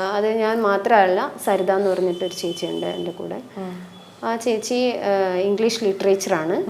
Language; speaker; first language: Malayalam; non-native, local second language; Tamil